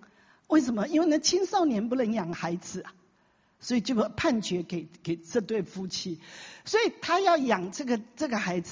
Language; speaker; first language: Chinese; native; Chinese